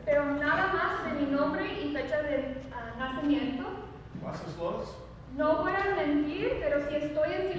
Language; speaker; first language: Spanish; early bilingual, other home language; English